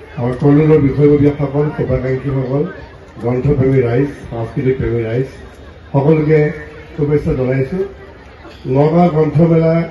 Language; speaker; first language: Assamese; native; Assamese